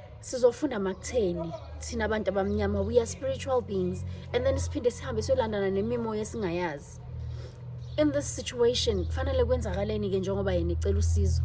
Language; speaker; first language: Zulu; native; Zulu